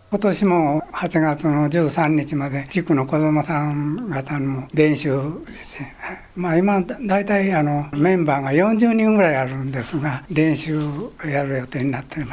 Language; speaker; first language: Japanese; native; Japanese